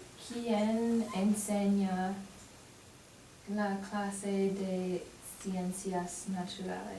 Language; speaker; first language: Spanish; non-native, learner; English